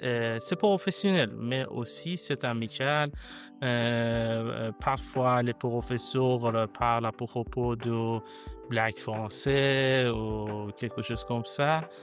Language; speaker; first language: French; non-native, learner; Persian